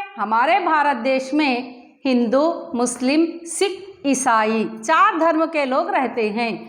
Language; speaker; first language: Hindi; non-native, local second language; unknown